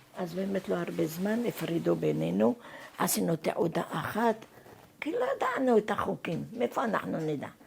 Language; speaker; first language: Hebrew; non-native, fluent; Arabic